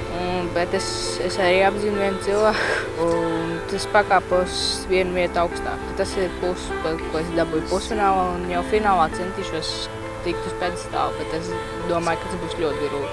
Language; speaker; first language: Latvian; native; Latvian